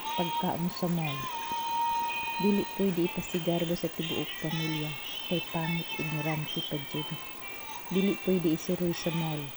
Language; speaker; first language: Cebuano; non-native, local second language; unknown